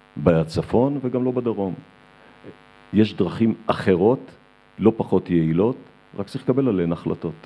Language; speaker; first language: Hebrew; native; Hebrew